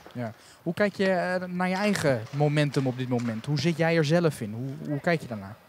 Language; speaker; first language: Dutch; native; Dutch